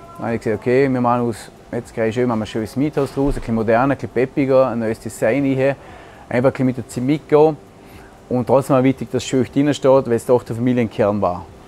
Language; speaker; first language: German; native; German